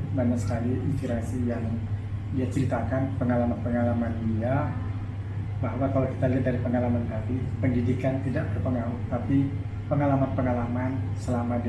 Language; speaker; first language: Indonesian; native; Indonesian